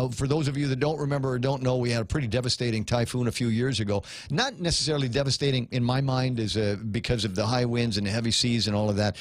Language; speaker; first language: English; native; English